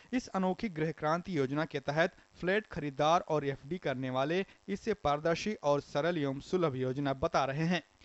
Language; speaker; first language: Hindi; non-native, local second language; Marathi